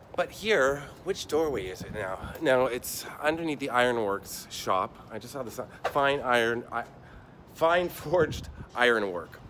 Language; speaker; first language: English; native; English